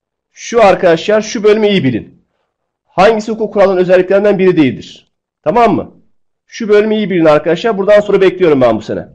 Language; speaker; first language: Turkish; native; Turkish